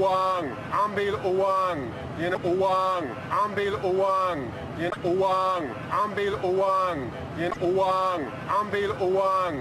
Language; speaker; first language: Indonesian; non-native, learner; English